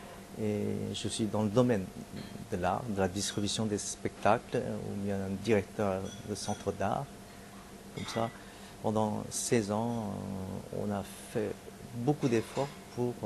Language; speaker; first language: French; non-native, fluent; Korean